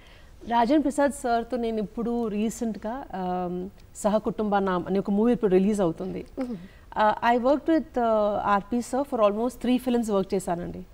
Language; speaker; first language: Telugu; non-native, local second language; Malayalam